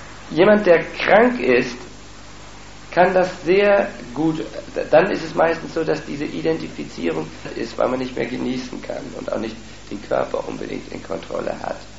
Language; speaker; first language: German; native; German